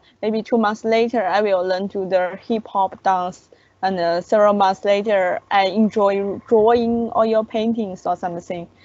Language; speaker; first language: English; non-native, learner; Chinese